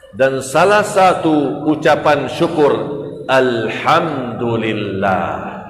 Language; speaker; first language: Malay; non-native, fluent; Arabic